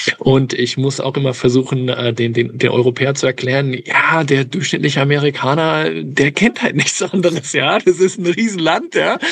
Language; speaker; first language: German; early bilingual, other home language; English